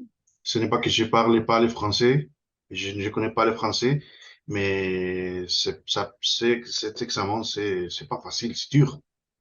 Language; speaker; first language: French; non-native, fluent; Spanish